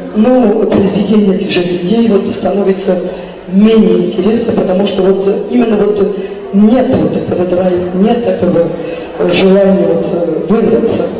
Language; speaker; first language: Russian; non-native, fluent; French